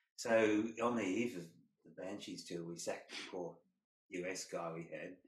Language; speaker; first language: English; native; English